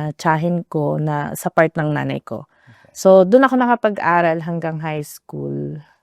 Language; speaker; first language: Filipino; native; Filipino